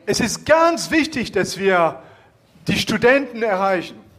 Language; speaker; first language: German; non-native, fluent; French